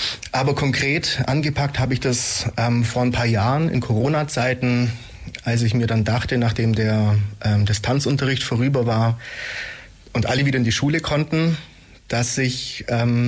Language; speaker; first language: German; native; German